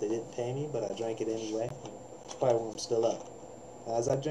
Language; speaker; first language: English; native; English